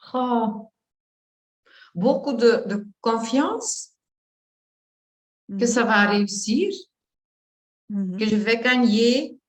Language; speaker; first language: French; non-native, learner; Dutch